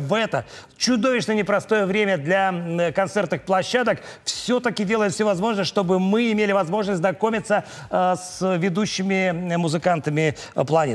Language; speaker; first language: Russian; native; Russian